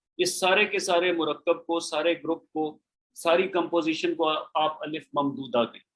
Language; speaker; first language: Urdu; native; Urdu